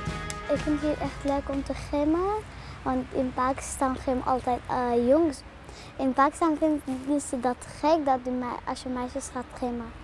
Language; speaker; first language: Dutch; early bilingual, other home language; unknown